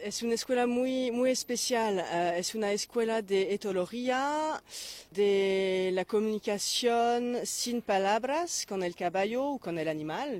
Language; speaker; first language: Spanish; non-native, fluent; French